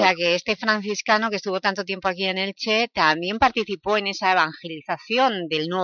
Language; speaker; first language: Spanish; native; Spanish